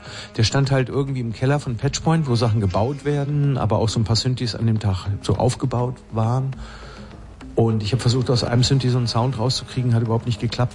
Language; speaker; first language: German; native; German